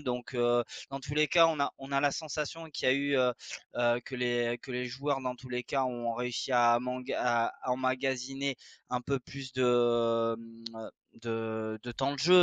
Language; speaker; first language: French; native; French